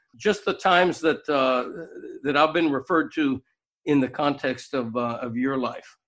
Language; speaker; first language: English; native; English